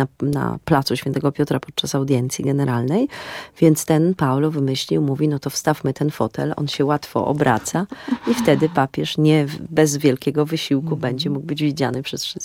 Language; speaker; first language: Polish; native; Polish